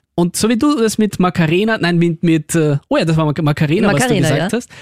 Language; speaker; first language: German; early bilingual, other home language; Russian